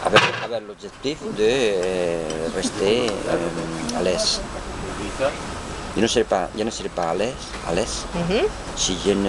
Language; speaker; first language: French; non-native, learner; Spanish